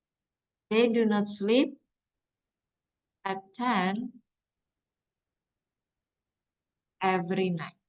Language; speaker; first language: English; non-native, fluent; Indonesian